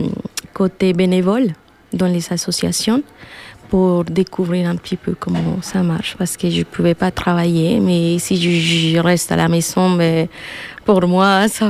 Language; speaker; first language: French; non-native, fluent; Spanish